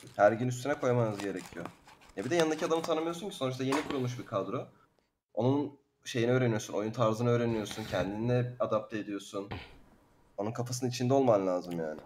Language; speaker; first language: Turkish; native; Turkish